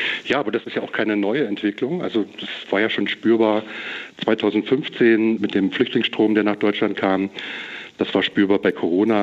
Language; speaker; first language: German; native; German